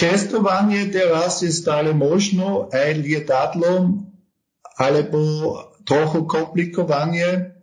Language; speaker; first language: Slovak; non-native, learner; German